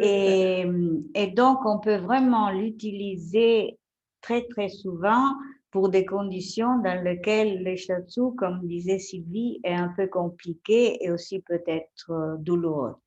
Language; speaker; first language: French; non-native, fluent; Italian